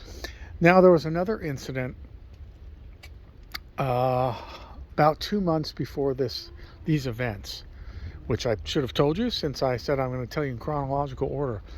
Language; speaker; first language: English; native; English